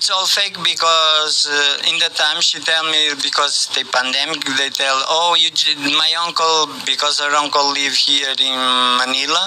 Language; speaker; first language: English; non-native, learner; Portuguese